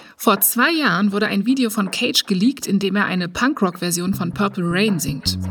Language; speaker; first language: German; native; German